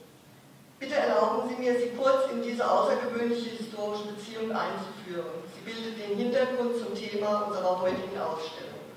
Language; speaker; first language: German; native; German